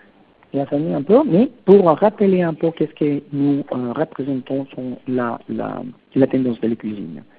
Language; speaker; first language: French; non-native, fluent; Italian